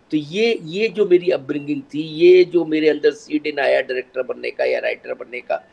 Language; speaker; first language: Hindi; native; Hindi